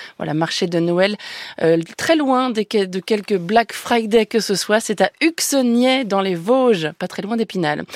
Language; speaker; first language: French; native; French